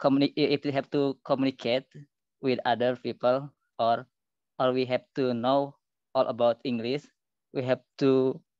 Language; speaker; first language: English; non-native, learner; Indonesian